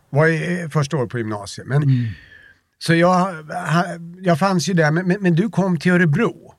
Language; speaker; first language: Swedish; native; Swedish